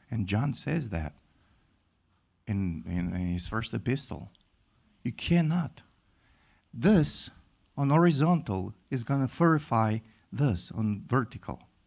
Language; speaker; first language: English; non-native, fluent; Romanian